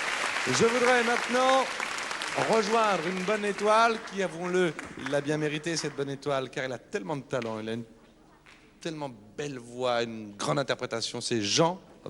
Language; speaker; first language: French; native; French